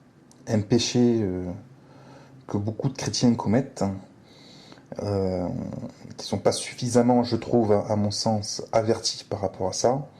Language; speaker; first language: French; native; French